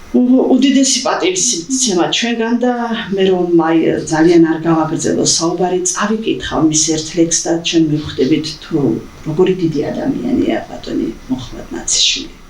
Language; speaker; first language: Georgian; non-native, local second language; Chechen